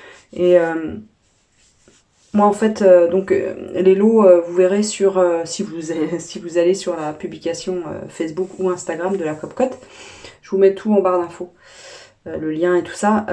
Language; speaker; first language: French; native; French